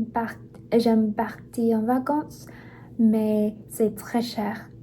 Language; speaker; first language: French; non-native, learner; Chinese